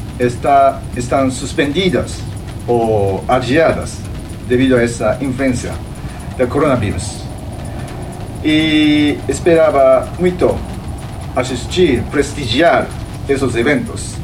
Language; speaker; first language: Portuguese; non-native, fluent; Japanese